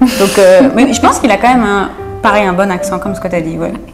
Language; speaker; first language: French; native; French